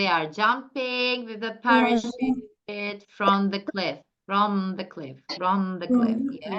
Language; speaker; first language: English; non-native, fluent; Turkish